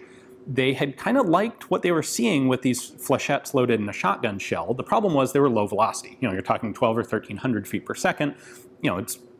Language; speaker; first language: English; native; English